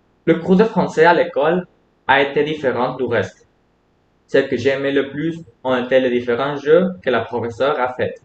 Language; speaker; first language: French; non-native, fluent; Spanish